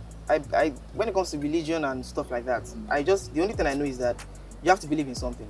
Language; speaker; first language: English; non-native, local second language; Yoruba